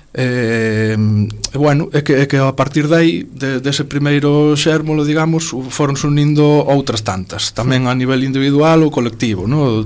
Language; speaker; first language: Galician; non-native, local second language; Spanish